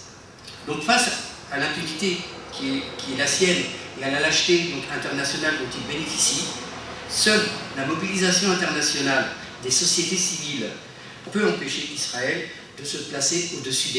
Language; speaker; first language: French; native; French